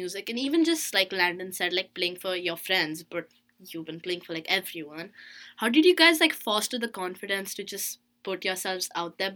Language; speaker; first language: English; non-native, local second language; Hindi